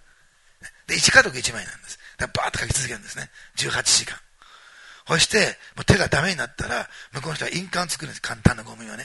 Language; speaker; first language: Japanese; native; Japanese